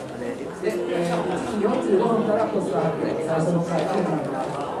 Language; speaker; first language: Japanese; native; Japanese